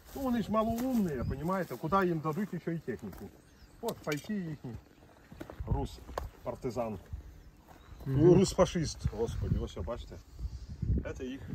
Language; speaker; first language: Russian; non-native, local second language; Ukrainian